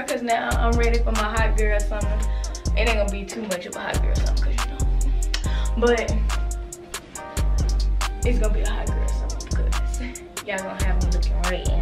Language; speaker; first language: English; native; English